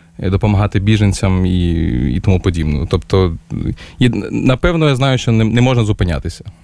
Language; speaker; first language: Ukrainian; native; Ukrainian